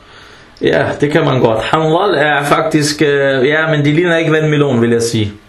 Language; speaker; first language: Danish; early bilingual, other home language; Arabic